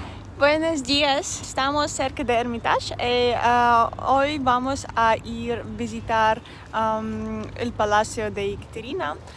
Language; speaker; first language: Spanish; non-native, learner; Russian